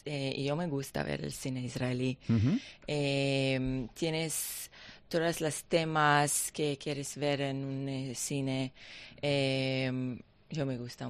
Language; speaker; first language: Spanish; non-native, learner; Hebrew